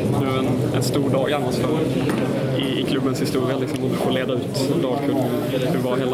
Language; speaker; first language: Swedish; native; Swedish